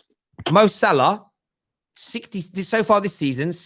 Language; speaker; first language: English; native; English